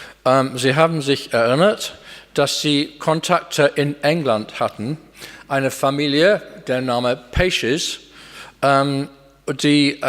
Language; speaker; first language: German; non-native, fluent; English